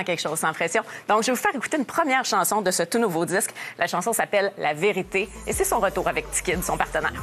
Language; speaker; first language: French; native; French